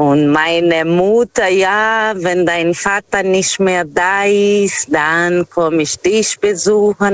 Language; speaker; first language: German; non-native, learner; Portuguese